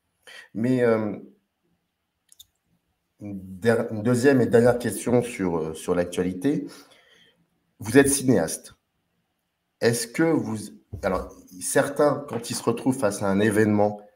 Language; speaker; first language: French; native; French